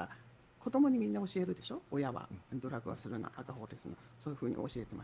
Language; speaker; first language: Japanese; native; Japanese